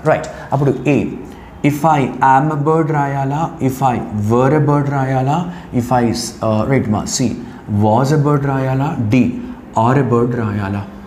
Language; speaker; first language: English; non-native, local second language; Telugu